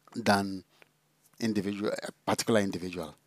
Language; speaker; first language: English; non-native, local second language; Igbo